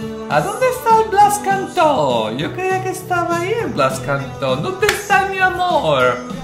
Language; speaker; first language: Spanish; non-native, fluent; Italian